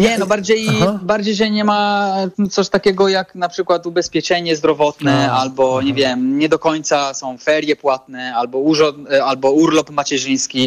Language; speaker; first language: Polish; non-native, fluent; Italian